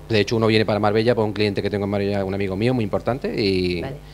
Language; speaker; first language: Spanish; native; Spanish